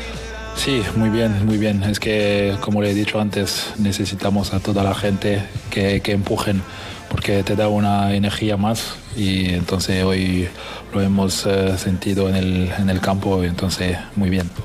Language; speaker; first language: Spanish; non-native, fluent; French